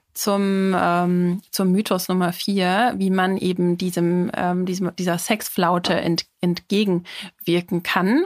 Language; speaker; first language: German; native; German